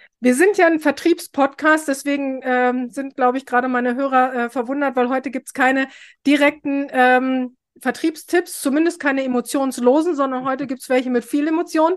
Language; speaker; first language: German; native; German